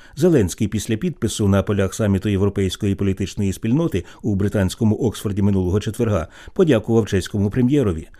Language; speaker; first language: Ukrainian; native; Ukrainian